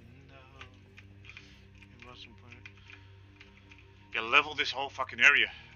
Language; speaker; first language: English; non-native, fluent; Dutch